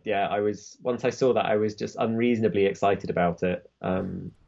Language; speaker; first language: English; native; English